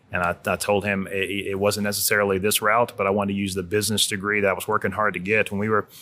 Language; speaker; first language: English; native; English